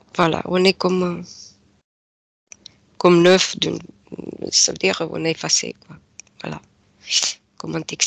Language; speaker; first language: French; non-native, fluent; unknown